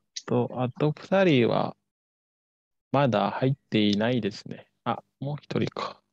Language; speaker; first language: Japanese; non-native, fluent; Indonesian